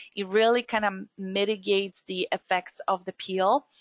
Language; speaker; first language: English; non-native, fluent; Polish